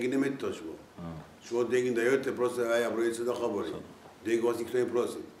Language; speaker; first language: Russian; non-native, local second language; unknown